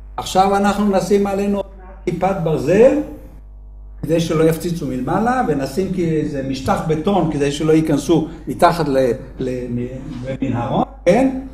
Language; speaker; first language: Hebrew; native; Hebrew